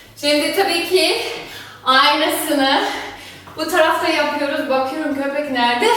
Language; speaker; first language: Turkish; non-native, fluent; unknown